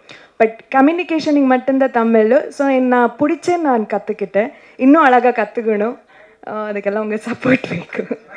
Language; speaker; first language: Tamil; non-native, learner; Kannada